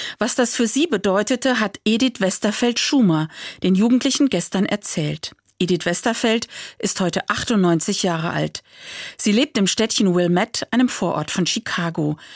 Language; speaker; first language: German; native; German